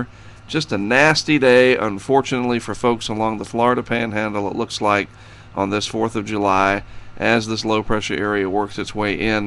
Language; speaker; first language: English; native; English